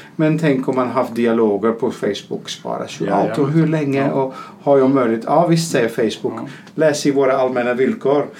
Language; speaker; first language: Swedish; non-native, fluent; Dutch